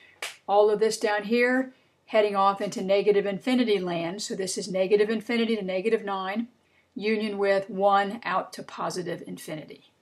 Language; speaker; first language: English; native; English